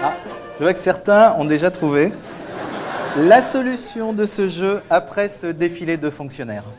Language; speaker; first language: French; native; French